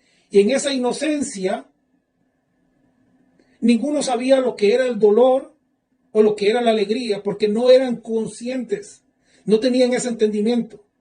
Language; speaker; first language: Spanish; native; Spanish